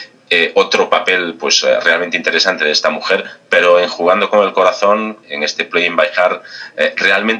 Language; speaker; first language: Spanish; native; Spanish